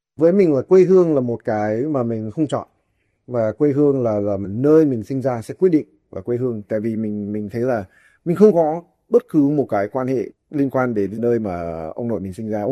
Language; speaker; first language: Vietnamese; early bilingual, heritage; Vietnamese